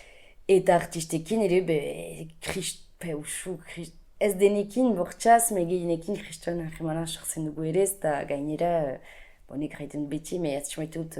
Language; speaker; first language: Basque; native; Basque